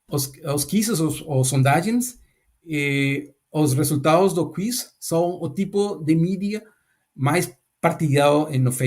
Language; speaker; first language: Portuguese; non-native, learner; Spanish